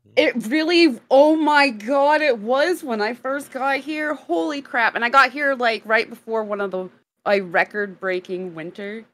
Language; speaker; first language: English; native; English